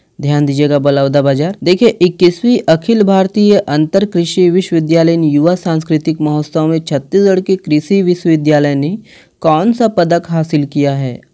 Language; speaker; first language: Hindi; native; Hindi